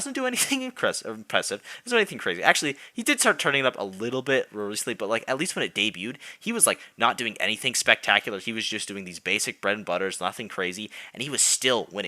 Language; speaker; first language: English; native; English